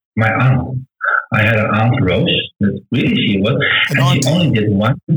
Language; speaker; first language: English; non-native, learner; Dutch